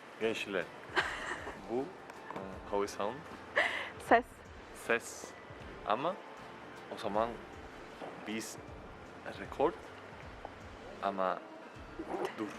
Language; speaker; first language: Turkish; non-native, learner; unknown